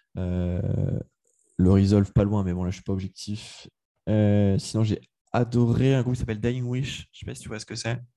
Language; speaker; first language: French; native; French